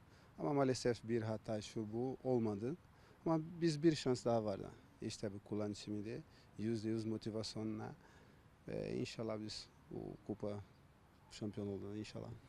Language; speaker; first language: Turkish; non-native, learner; Portuguese